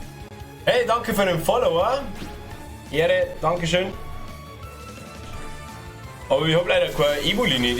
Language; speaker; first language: German; native; German